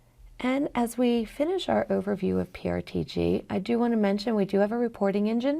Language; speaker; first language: English; native; English